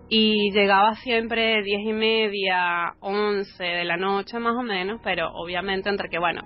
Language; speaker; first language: Spanish; native; Spanish